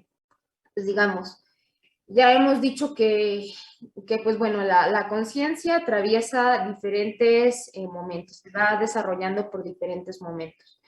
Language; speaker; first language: Spanish; native; Spanish